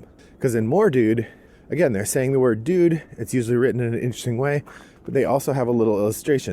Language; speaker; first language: English; native; English